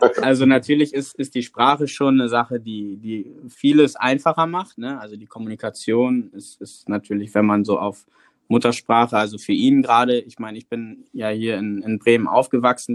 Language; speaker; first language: German; native; German